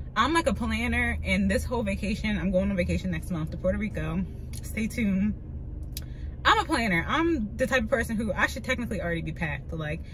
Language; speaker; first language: English; native; English